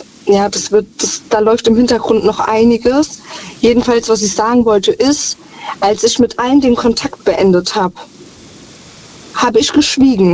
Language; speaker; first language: German; native; German